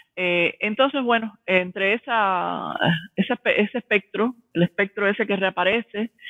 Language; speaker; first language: Spanish; native; Spanish